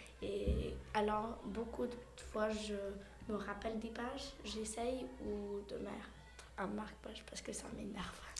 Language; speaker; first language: French; early bilingual, heritage; French